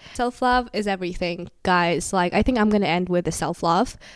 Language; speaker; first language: English; non-native, fluent; Kazakh